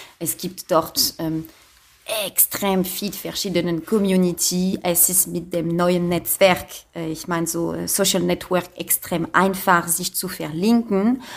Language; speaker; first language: German; non-native, fluent; French